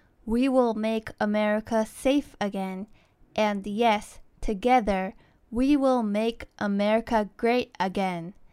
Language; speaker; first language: English; early bilingual, other home language; Japanese